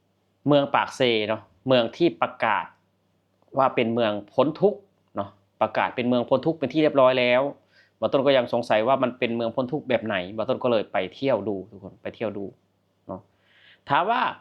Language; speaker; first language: Thai; non-native, local second language; Northeastern Thai